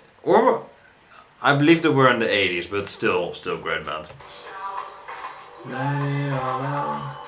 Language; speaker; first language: English; non-native, fluent; Dutch